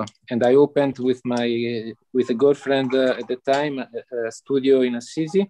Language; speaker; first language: English; non-native, fluent; Italian